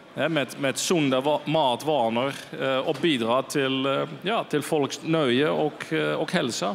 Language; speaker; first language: Swedish; non-native, fluent; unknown